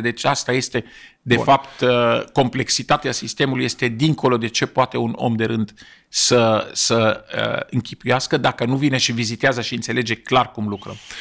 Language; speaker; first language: Romanian; non-native, fluent; Arabic